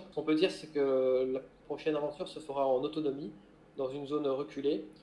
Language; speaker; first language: French; native; French